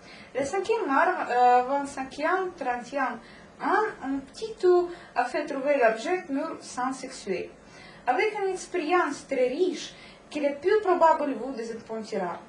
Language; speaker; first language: French; non-native, learner; Russian